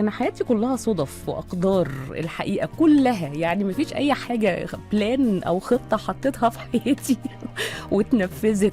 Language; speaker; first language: Arabic; native; Arabic